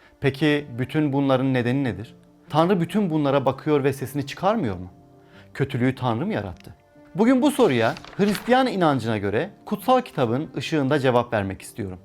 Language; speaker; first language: Turkish; native; Turkish